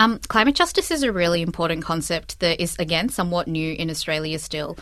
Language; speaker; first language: English; early bilingual, other home language; Vietnamese